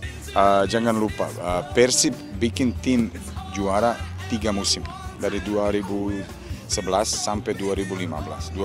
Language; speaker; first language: Indonesian; non-native, fluent; Serbian